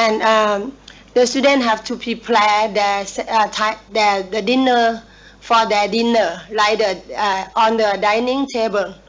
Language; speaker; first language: English; non-native, learner; Thai